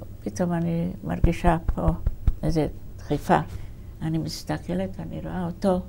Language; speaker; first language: Hebrew; non-native, fluent; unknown